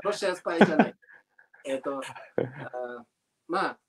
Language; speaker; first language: Japanese; non-native, learner; Russian